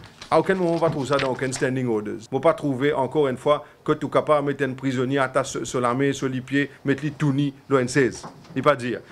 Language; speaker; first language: French; non-native, local second language; Morisyen